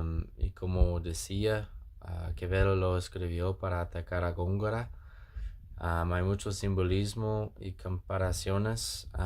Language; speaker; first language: Spanish; non-native, learner; English